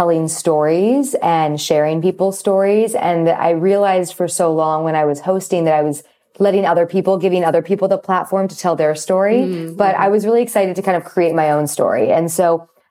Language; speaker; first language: English; native; English